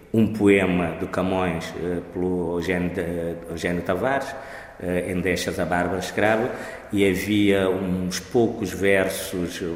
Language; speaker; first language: Portuguese; non-native, local second language; Kabuverdianu